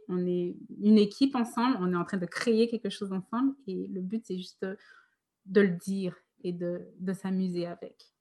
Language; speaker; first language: French; native; French